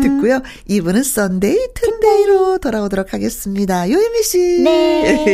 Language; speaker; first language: Korean; native; Korean